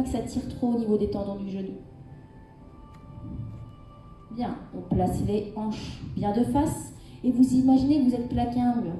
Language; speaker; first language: French; native; French